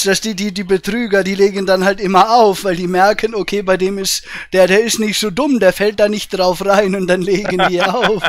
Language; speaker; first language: German; native; German